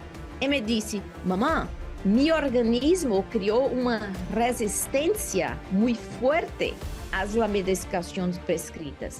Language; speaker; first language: Spanish; non-native, learner; Portuguese